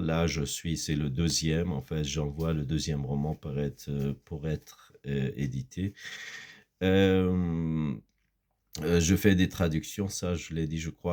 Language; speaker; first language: French; non-native, fluent; Kurdish